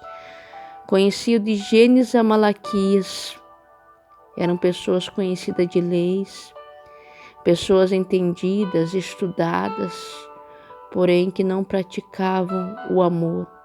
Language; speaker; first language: Portuguese; native; Portuguese